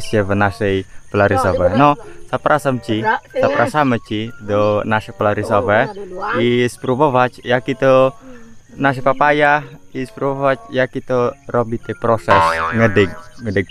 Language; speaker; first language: Polish; non-native, learner; Balinese